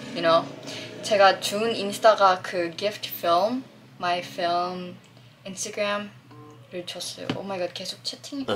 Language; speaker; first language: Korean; non-native, fluent; Filipino